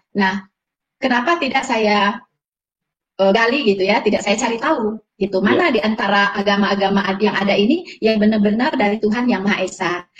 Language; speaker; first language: Indonesian; non-native, local second language; Minangkabau